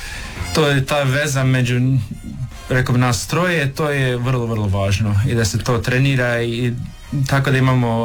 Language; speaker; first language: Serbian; early bilingual, heritage; English